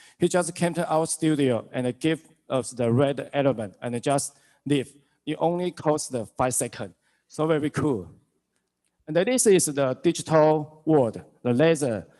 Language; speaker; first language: English; non-native, learner; Chinese